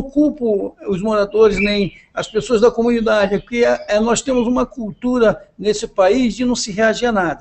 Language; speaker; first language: Portuguese; native; Portuguese